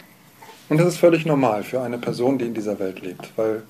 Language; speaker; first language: German; native; German